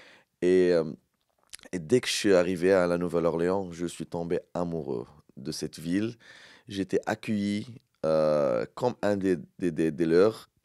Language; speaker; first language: French; non-native, local second language; Arabic